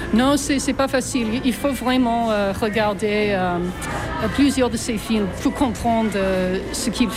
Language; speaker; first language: French; non-native, fluent; English